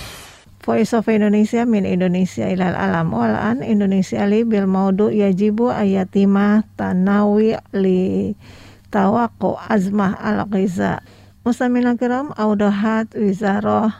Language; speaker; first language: Arabic; non-native, fluent; Indonesian